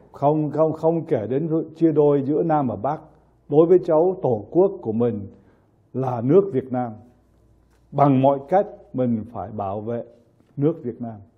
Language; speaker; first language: Vietnamese; early bilingual, heritage; Vietnamese